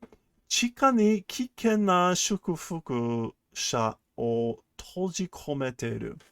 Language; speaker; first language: Japanese; non-native, learner; English